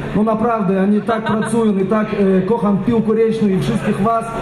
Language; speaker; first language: Polish; non-native, learner; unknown